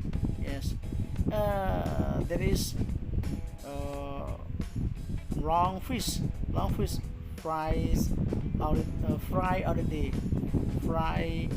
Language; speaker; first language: English; non-native, learner; Khmer